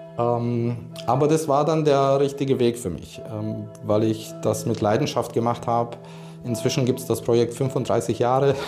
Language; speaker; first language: German; early bilingual, other home language; Hungarian